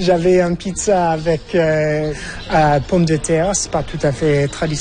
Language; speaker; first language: French; non-native, learner; English